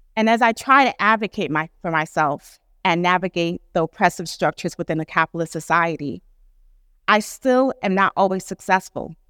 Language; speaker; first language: English; native; English